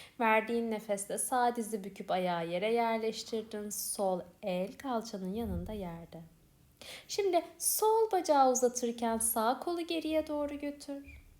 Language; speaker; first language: Turkish; native; Turkish